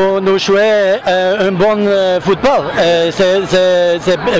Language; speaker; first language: French; non-native, learner; Norwegian